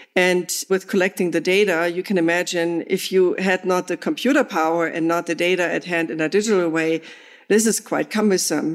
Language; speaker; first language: English; non-native, fluent; German